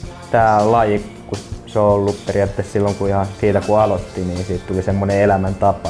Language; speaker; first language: Finnish; native; Finnish